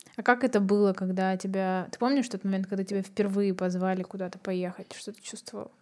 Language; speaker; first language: Russian; native; Russian